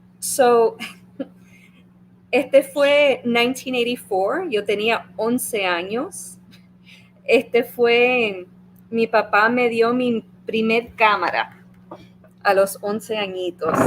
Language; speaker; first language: Spanish; early bilingual, heritage; Spanish